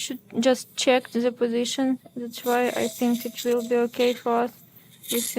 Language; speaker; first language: English; non-native, learner; Ukrainian